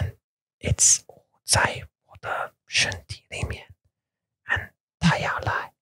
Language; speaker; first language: Chinese; non-native, learner; English